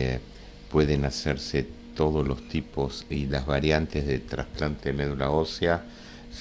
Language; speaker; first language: Spanish; native; Spanish